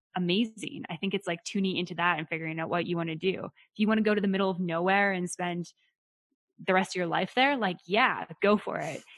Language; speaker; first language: English; native; English